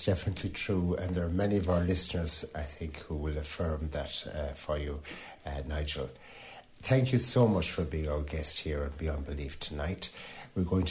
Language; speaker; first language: English; native; English